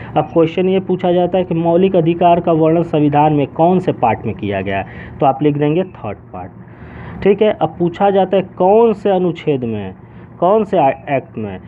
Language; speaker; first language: Hindi; native; Hindi